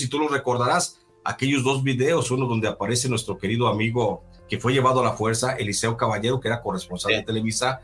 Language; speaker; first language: Spanish; native; Spanish